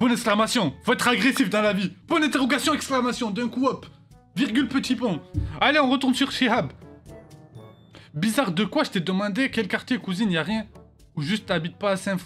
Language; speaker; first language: French; native; French